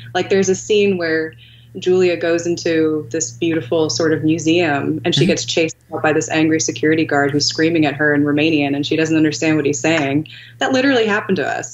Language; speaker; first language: English; native; English